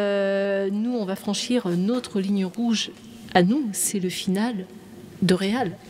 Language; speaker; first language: French; native; French